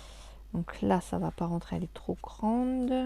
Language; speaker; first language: French; native; French